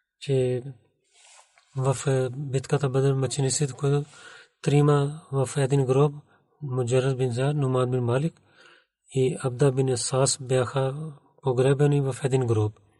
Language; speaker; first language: Bulgarian; non-native, learner; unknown